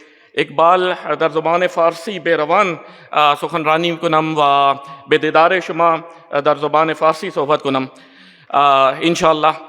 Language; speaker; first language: Persian; non-native, learner; Urdu